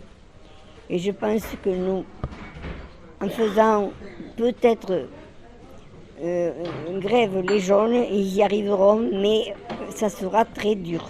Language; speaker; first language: French; native; French